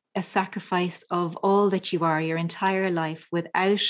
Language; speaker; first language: English; native; English